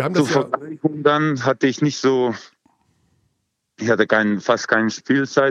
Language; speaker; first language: German; non-native, learner; Croatian